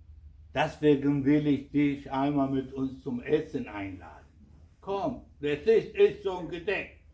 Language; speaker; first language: German; non-native, fluent; Kurdish